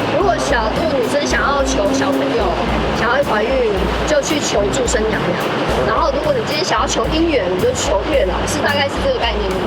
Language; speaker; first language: Chinese; native; Chinese